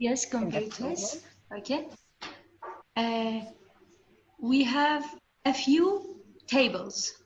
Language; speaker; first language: English; non-native, learner; Arabic